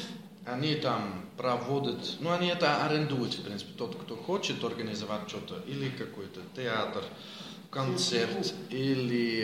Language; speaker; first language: Russian; non-native, learner; Dutch